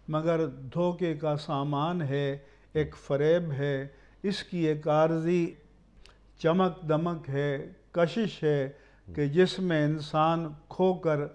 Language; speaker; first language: Urdu; native; Urdu